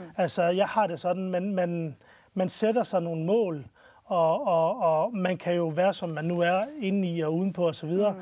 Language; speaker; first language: Danish; early bilingual, other home language; Arabic